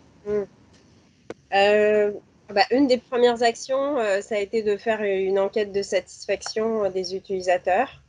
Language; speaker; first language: French; native; French